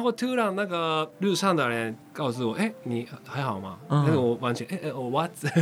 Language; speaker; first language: Chinese; non-native, fluent; Japanese